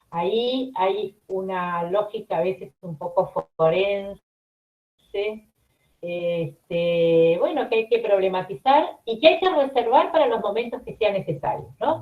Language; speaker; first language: Spanish; native; Spanish